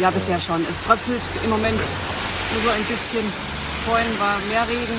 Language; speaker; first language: German; native; German